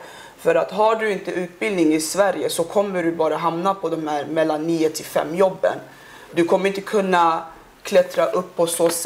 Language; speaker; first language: Swedish; early bilingual, other home language; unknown